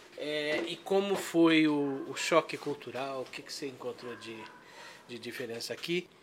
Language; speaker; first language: Portuguese; native; Portuguese